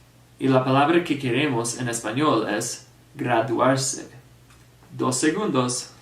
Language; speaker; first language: Spanish; non-native, fluent; English